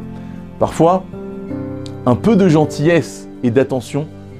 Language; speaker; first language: French; native; French